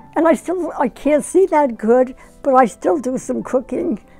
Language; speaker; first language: English; native; English